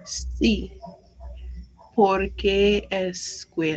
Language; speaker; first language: Spanish; non-native, learner; English